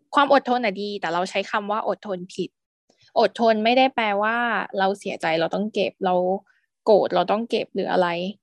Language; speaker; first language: Thai; native; Thai